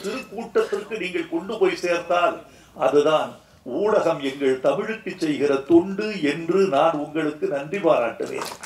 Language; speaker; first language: Tamil; native; Tamil